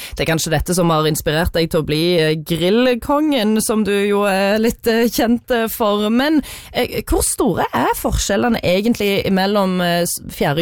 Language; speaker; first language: Norwegian; native; Norwegian